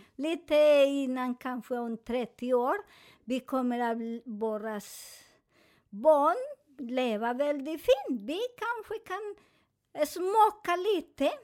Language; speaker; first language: Swedish; non-native, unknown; Spanish